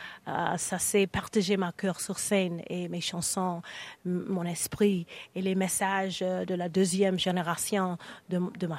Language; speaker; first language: French; non-native, learner; English